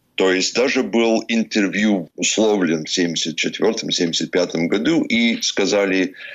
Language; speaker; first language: Russian; early bilingual, heritage; English